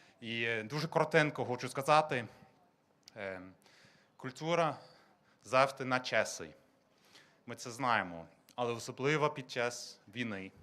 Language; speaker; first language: Ukrainian; non-native, fluent; Danish